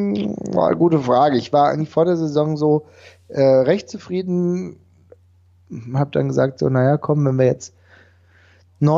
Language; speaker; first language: German; native; German